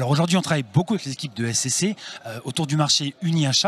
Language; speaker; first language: French; native; French